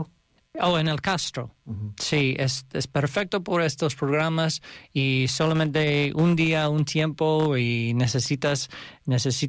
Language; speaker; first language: Spanish; non-native, learner; English